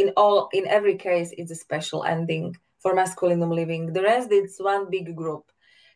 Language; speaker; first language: English; non-native, fluent; Slovak